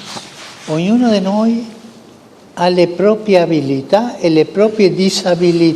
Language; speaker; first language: Italian; non-native, fluent; Spanish